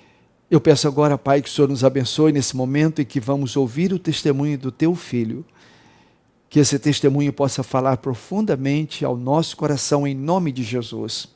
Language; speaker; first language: Portuguese; native; Portuguese